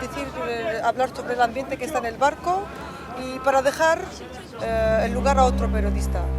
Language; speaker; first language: Spanish; non-native, fluent; Arabic